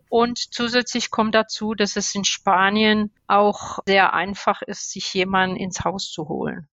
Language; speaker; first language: German; non-native, fluent; Spanish